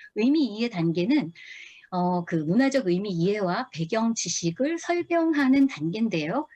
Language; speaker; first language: Korean; native; Korean